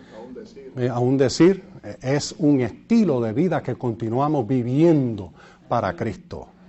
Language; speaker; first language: Spanish; early bilingual, heritage; Spanish